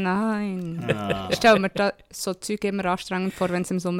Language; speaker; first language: German; native; German